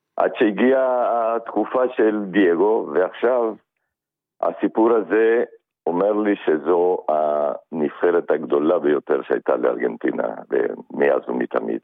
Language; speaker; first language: Hebrew; non-native, fluent; Spanish